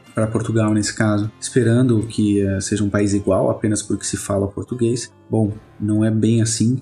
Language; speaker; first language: Portuguese; native; Portuguese